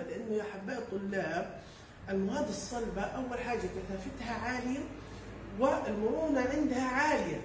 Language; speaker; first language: Arabic; native; Arabic